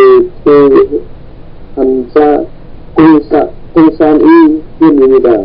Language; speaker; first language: Korean; non-native, learner; Vietnamese